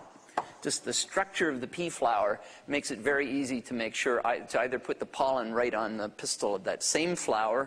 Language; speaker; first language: English; native; English